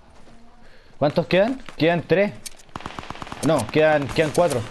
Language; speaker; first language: Spanish; native; Spanish